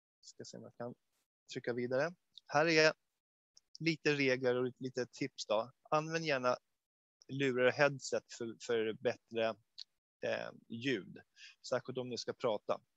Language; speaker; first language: Swedish; native; Swedish